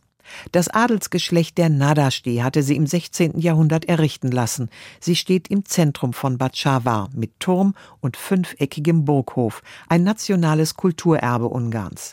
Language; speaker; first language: German; native; German